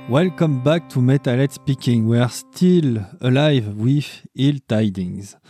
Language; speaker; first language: English; non-native, learner; French